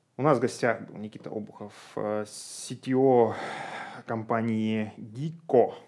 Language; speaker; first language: Russian; native; Russian